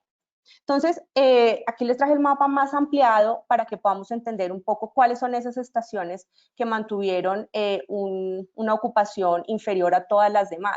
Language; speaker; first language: Spanish; native; Spanish